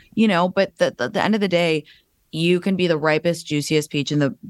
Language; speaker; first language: English; native; English